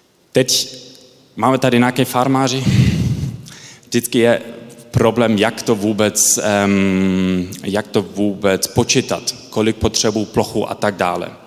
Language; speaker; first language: Czech; early bilingual, heritage; Czech